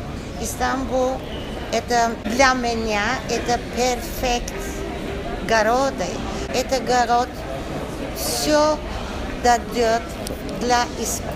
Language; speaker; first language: Russian; non-native, learner; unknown